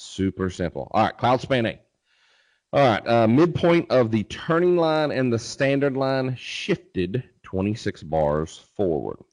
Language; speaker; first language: English; native; English